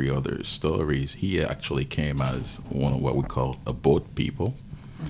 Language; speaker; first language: English; non-native, fluent; Haitian Creole